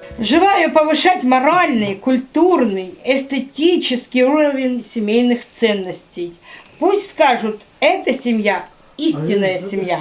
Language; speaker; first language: Russian; native; Russian